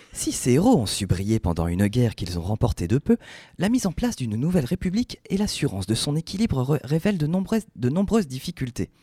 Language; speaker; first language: French; native; French